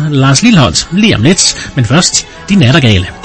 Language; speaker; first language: Danish; native; Danish